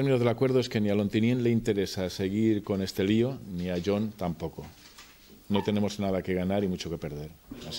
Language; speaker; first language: Spanish; native; Spanish